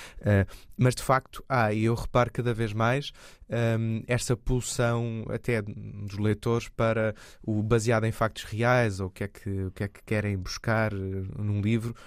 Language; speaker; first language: Portuguese; native; Portuguese